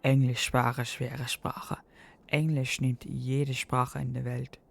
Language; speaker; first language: German; non-native, learner; English